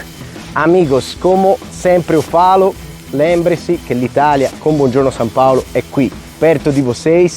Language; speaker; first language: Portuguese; non-native, fluent; Italian